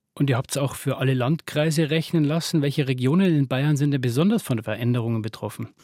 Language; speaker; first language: German; native; German